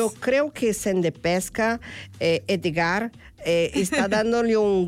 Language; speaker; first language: Spanish; non-native, fluent; Portuguese